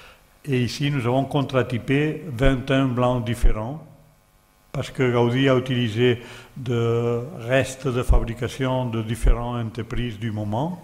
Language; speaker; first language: French; non-native, learner; Catalan